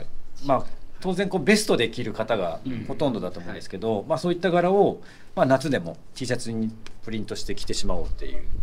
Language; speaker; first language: Japanese; native; Japanese